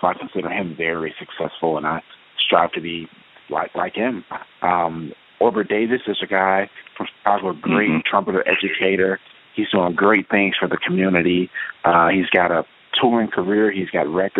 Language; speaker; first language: English; native; English